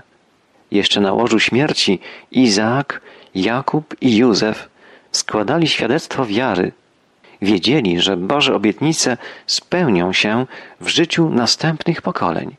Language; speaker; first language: Polish; native; Polish